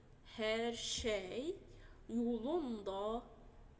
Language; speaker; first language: Turkish; non-native, fluent; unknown